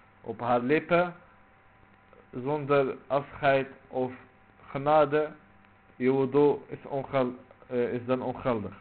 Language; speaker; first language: Dutch; non-native, local second language; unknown